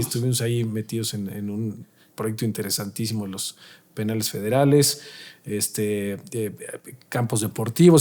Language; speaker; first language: Spanish; native; Spanish